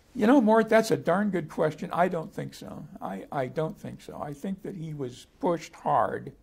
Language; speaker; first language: English; native; English